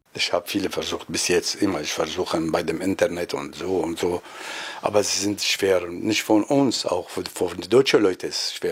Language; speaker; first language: German; non-native, learner; Arabic